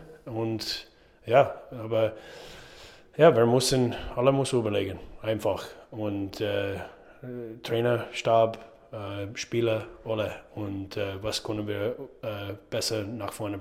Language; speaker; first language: German; non-native, learner; English